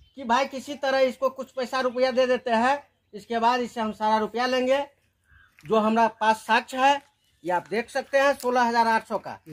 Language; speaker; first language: Hindi; native; Hindi